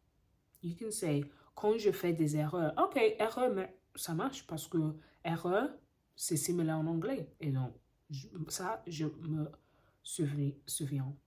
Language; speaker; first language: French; non-native, learner; English